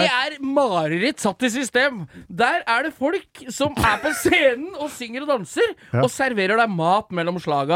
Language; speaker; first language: Norwegian; native; Norwegian